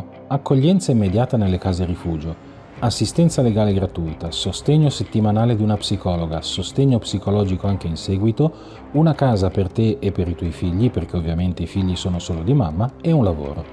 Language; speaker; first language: Italian; native; Italian